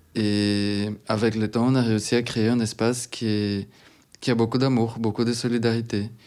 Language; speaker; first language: French; non-native, fluent; Portuguese